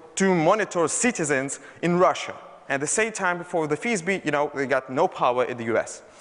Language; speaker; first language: English; non-native, fluent; Russian